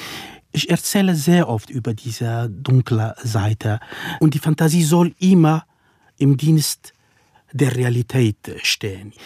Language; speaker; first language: German; non-native, fluent; Kurdish